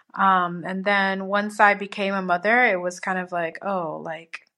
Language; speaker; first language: English; native; English